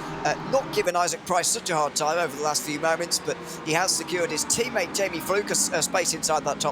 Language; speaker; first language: English; native; English